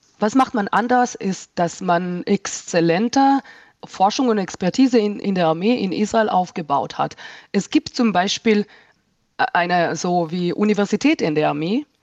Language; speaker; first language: German; non-native, fluent; Hebrew